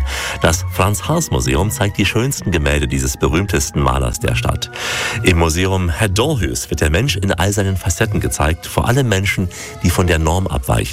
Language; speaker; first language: German; native; German